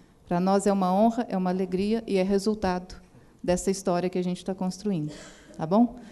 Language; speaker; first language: Portuguese; native; Portuguese